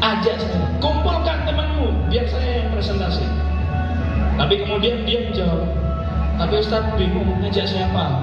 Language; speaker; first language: Indonesian; native; Indonesian